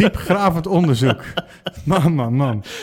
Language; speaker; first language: Dutch; native; Dutch